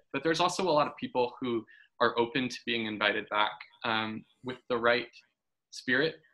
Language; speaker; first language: English; native; English